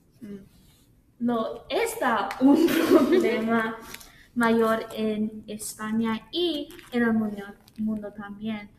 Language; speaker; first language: Spanish; non-native, learner; English